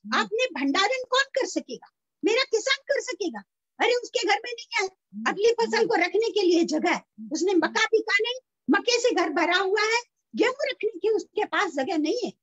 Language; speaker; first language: Hindi; native; Hindi